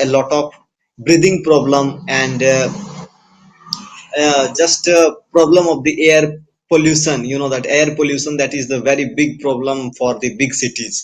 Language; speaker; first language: English; non-native, fluent; Hindi